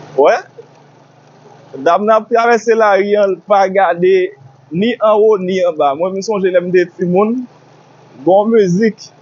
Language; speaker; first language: Haitian Creole; native; Haitian Creole